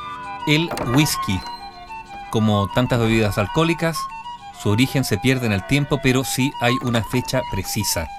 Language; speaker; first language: Spanish; native; Spanish